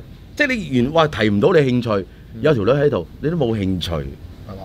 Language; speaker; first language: Cantonese; native; Cantonese